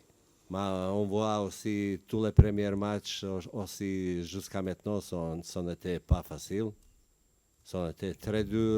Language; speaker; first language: French; non-native, learner; Bosnian